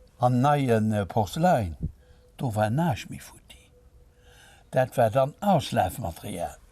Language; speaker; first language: Luxembourgish; native; Luxembourgish